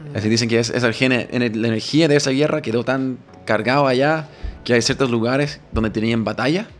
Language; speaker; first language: Spanish; non-native, fluent; English